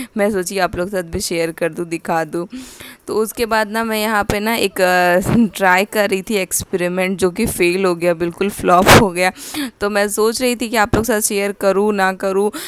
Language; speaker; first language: Hindi; native; Hindi